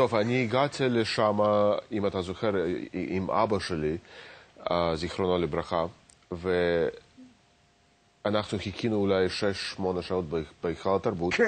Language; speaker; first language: Hebrew; non-native, fluent; Russian